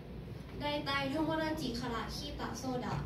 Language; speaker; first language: Japanese; non-native, learner; Thai